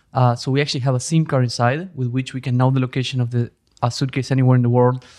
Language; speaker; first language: English; non-native, fluent; Spanish